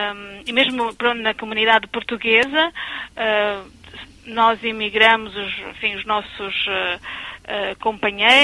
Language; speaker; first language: Portuguese; early bilingual, other home language; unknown